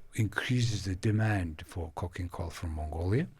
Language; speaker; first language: English; non-native, fluent; Mongolian